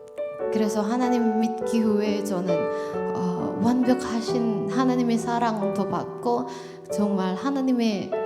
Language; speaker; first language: Korean; non-native, learner; Indonesian